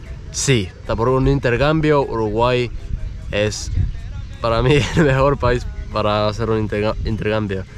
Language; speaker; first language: Spanish; non-native, fluent; Estonian